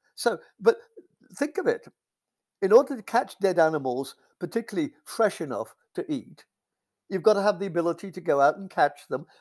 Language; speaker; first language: English; native; English